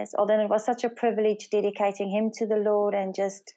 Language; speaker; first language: English; non-native, local second language; Afrikaans